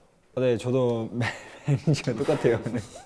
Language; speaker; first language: Korean; non-native, fluent; Chinese